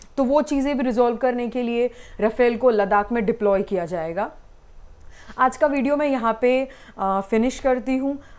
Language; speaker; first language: Hindi; non-native, local second language; Gujarati